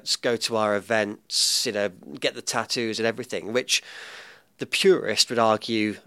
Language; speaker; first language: English; native; English